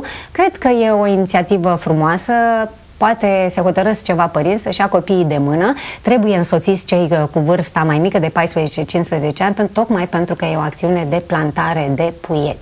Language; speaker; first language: Romanian; native; Romanian